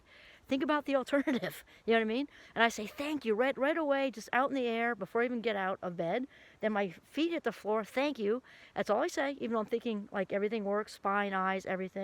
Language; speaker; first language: English; native; English